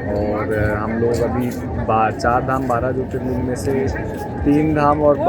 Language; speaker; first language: Hindi; native; Hindi